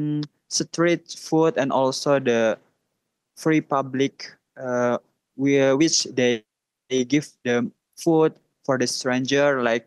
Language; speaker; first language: English; non-native, learner; Indonesian